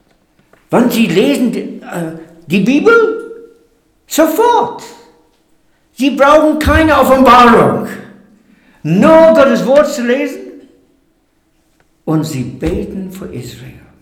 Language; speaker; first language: German; non-native, fluent; English